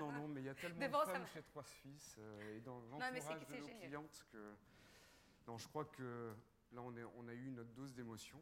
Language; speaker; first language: French; native; French